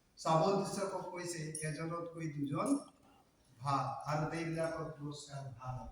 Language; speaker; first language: Assamese; non-native, local second language; Sadri